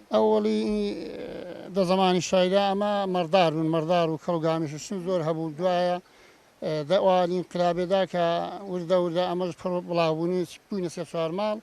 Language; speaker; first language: Central Kurdish; native; Central Kurdish